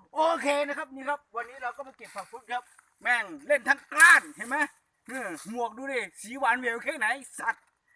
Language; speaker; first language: Thai; native; Thai